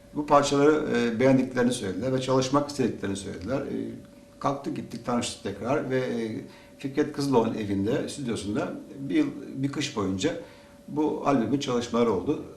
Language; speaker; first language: Turkish; native; Turkish